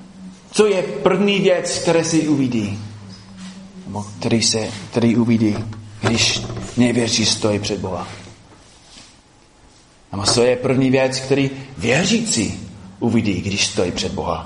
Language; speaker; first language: Czech; non-native, fluent; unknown